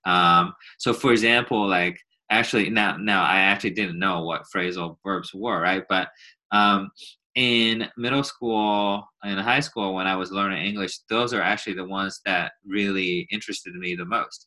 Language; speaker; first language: English; non-native, fluent; Chinese